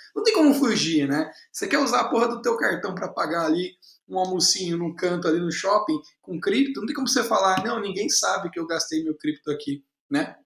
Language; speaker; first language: Portuguese; native; Portuguese